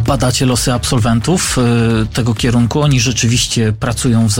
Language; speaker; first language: Polish; native; Polish